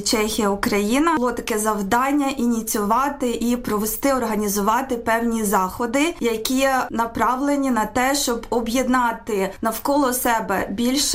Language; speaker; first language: Ukrainian; native; Ukrainian